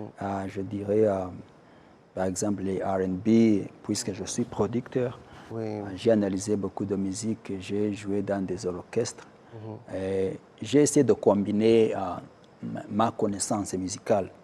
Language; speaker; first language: French; non-native, local second language; Kinyarwanda